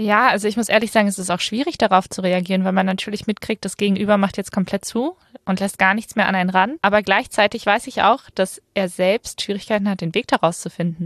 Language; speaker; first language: German; native; German